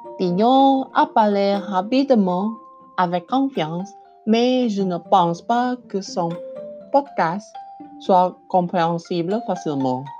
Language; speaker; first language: French; non-native, learner; Indonesian